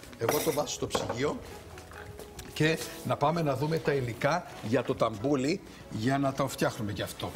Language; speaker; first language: Greek; native; Greek